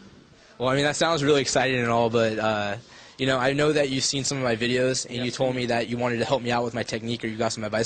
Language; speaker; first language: English; native; English